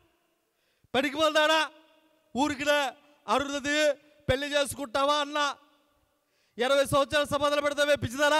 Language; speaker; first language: Telugu; native; Telugu